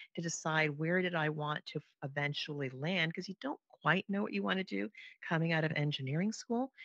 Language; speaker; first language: English; native; English